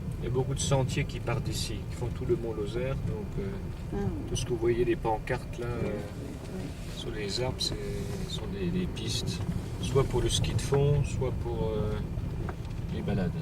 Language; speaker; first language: French; native; French